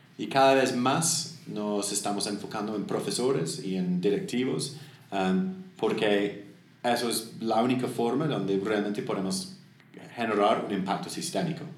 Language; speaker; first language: Spanish; non-native, fluent; English